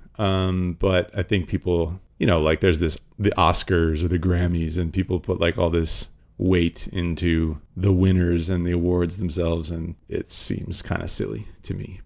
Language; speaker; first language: English; native; English